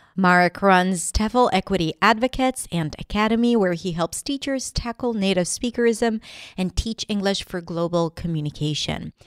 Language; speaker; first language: English; non-native, fluent; Hebrew